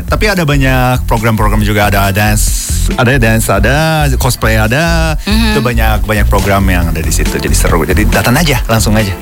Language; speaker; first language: Indonesian; non-native, fluent; Japanese